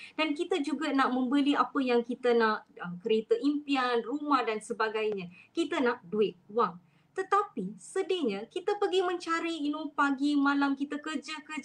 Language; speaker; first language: Malay; non-native, local second language; Tamil